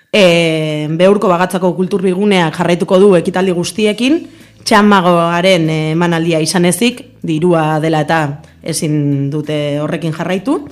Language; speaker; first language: Basque; non-native, local second language; Spanish